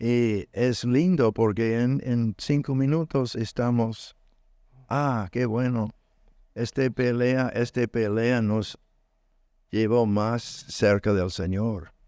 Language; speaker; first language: Spanish; non-native, learner; English